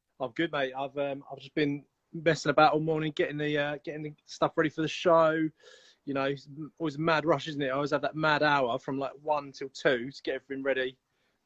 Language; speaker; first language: English; native; English